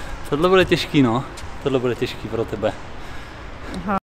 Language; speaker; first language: Czech; native; Czech